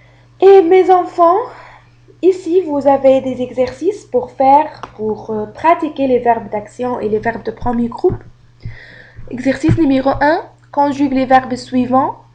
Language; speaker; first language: French; non-native, fluent; Arabic